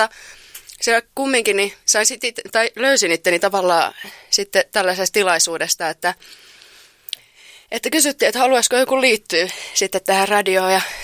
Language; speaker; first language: Finnish; native; Finnish